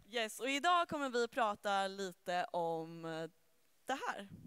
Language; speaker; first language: Swedish; early bilingual, other home language; Turkish